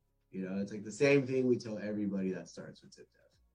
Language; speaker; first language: English; native; English